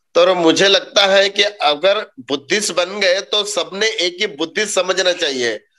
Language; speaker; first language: Hindi; non-native, local second language; Marathi